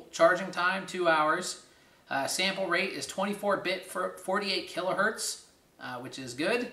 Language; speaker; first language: English; native; English